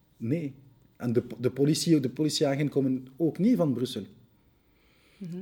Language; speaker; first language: Dutch; non-native, local second language; French